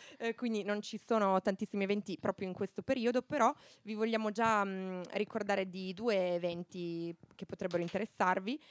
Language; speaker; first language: Italian; native; Italian